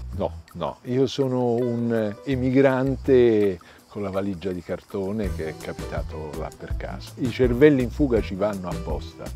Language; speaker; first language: Italian; native; Italian